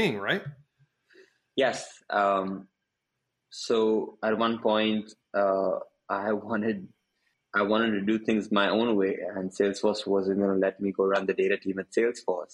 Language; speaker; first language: English; non-native, local second language; Hindi